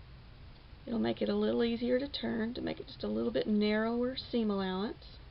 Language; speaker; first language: English; native; English